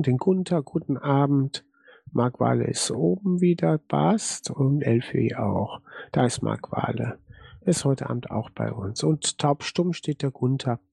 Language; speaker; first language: German; native; German